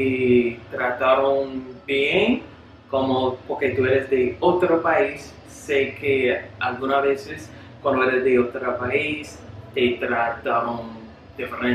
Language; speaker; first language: Spanish; non-native, learner; English